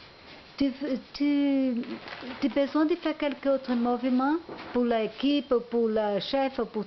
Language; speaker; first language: French; non-native, learner; Portuguese